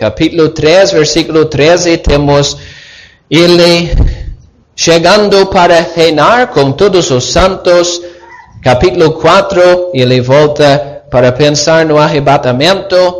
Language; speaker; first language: Portuguese; non-native, fluent; English